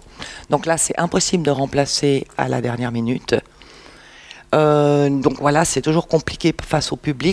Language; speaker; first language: French; native; French